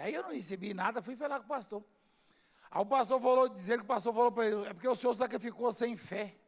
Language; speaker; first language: Portuguese; native; Portuguese